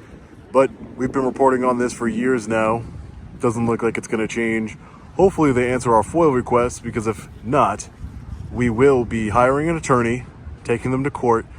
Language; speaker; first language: English; native; English